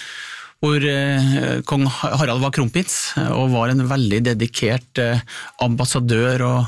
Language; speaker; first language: Norwegian; native; Norwegian